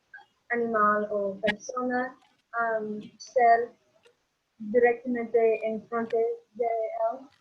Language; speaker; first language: Spanish; non-native, learner; English